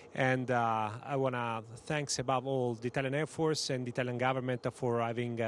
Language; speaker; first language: English; non-native, fluent; Italian